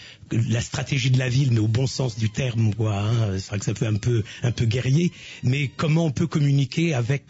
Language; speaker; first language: French; native; French